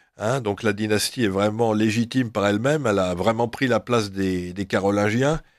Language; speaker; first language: French; native; French